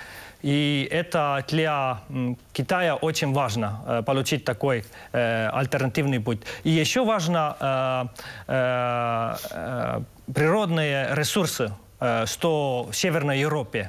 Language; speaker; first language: Russian; non-native, local second language; Estonian